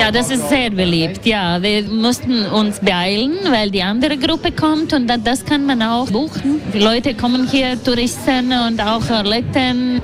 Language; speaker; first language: German; non-native, fluent; Latvian